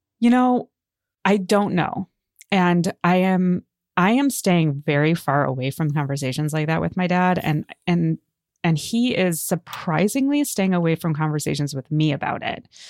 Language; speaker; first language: English; native; English